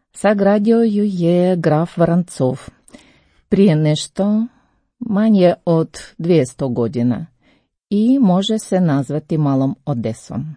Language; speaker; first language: Croatian; non-native, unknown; Ukrainian